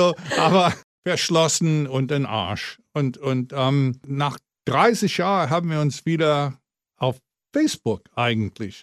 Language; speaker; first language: German; non-native, fluent; English